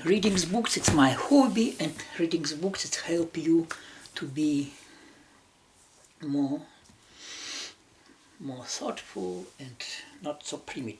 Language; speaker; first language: English; non-native, learner; Russian